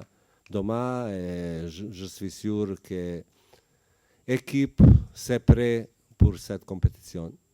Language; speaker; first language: French; non-native, learner; Bosnian